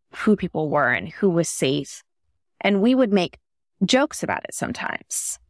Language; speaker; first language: English; native; English